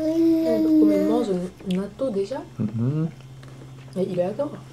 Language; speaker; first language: French; non-native, learner; Japanese